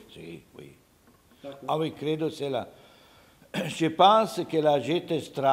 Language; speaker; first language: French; non-native, learner; Italian